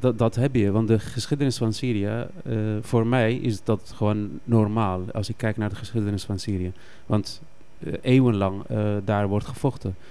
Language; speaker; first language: Dutch; non-native, fluent; Arabic